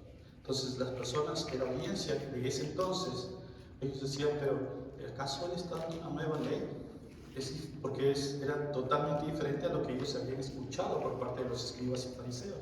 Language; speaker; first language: Spanish; native; Spanish